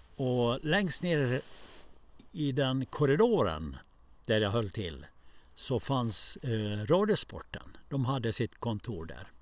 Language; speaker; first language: Swedish; native; Swedish